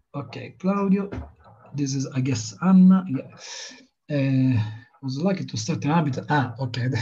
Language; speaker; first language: English; non-native, learner; Italian